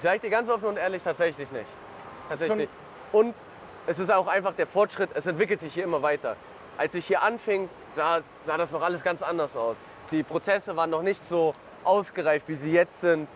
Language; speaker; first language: German; native; German